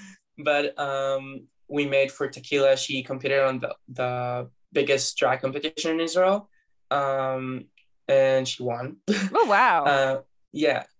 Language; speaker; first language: English; non-native, fluent; Hebrew